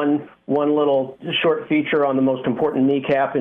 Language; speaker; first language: English; native; English